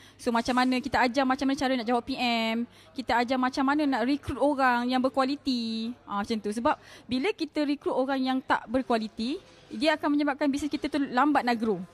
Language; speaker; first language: Malay; native; Malay